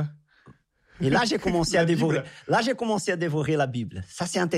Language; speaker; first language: French; non-native, fluent; Portuguese